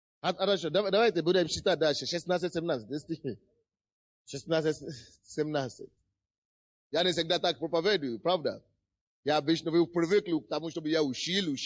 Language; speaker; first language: Russian; non-native, fluent; Yoruba